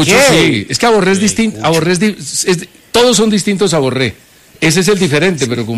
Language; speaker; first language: Spanish; native; Spanish